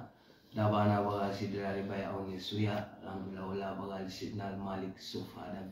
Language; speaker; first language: French; non-native, learner; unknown